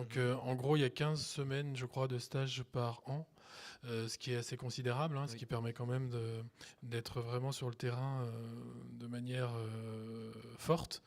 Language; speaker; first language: French; native; French